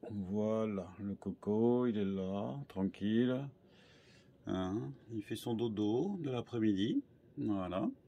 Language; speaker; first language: French; native; French